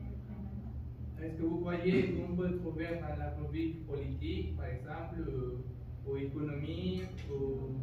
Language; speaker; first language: French; non-native, fluent; Spanish